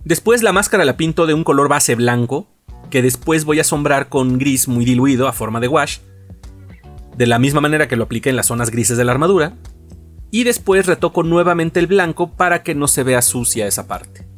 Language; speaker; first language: Spanish; native; Spanish